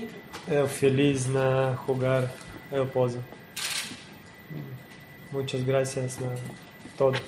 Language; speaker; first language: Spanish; non-native, learner; Portuguese